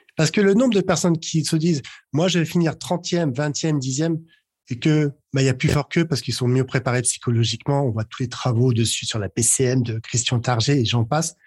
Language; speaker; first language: French; native; French